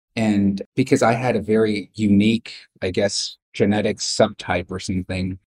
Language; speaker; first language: English; native; English